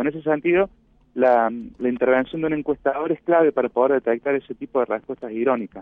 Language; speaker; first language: Spanish; native; Spanish